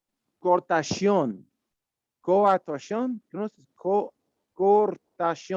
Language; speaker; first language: Spanish; non-native, learner; English